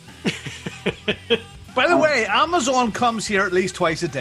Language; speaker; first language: English; native; English